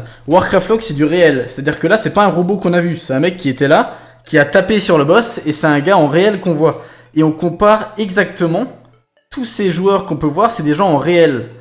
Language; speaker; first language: French; native; French